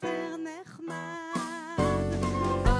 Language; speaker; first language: Hebrew; non-native, learner; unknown